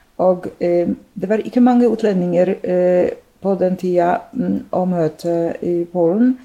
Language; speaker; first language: Norwegian; non-native, fluent; Polish